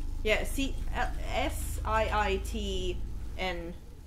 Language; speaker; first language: English; non-native, fluent; Finnish